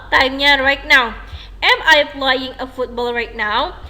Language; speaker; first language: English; non-native, fluent; Indonesian